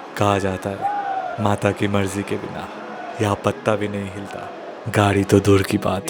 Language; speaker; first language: Hindi; non-native, local second language; Bangla